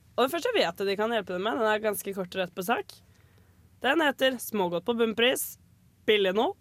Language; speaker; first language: Norwegian; native; Norwegian